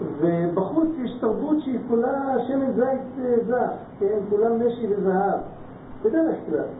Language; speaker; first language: Hebrew; non-native, fluent; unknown